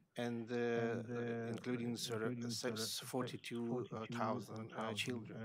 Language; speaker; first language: English; non-native, learner; Russian